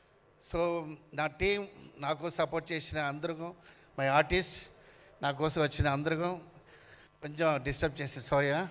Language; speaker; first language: Telugu; non-native, fluent; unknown